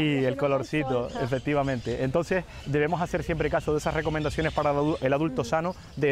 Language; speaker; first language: Spanish; native; Spanish